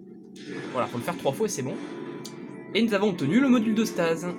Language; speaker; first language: French; native; French